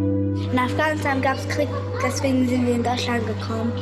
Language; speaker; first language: German; non-native, learner; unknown